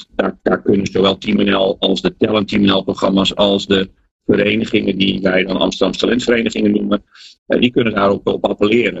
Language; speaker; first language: Dutch; native; Dutch